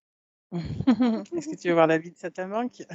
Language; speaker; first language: French; native; French